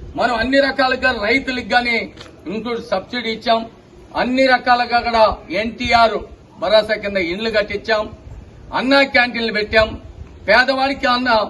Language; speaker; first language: Telugu; native; Telugu